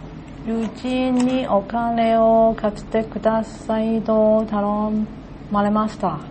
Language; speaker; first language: Japanese; non-native, learner; Cantonese